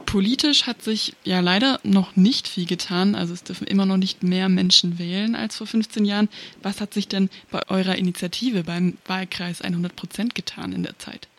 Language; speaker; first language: German; native; German